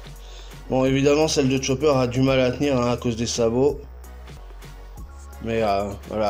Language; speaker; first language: French; native; French